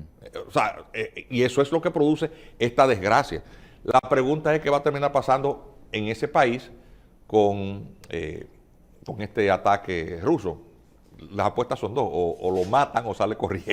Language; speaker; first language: Spanish; native; Spanish